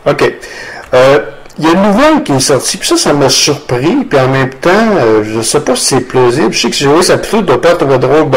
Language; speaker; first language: French; native; French